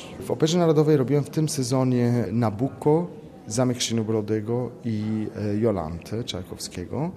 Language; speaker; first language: Polish; non-native, fluent; French